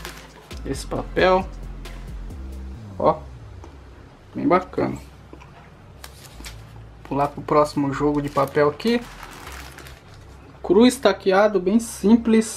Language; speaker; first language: Portuguese; native; Portuguese